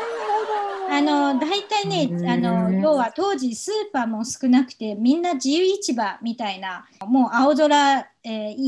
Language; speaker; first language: Japanese; non-native, fluent; Chinese